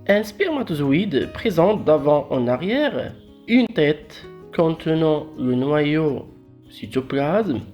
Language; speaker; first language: French; non-native, local second language; Arabic